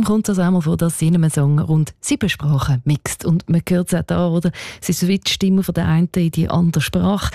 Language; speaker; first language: German; native; German